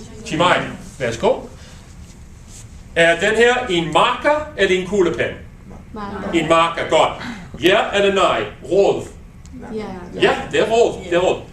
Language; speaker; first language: Danish; non-native, learner; English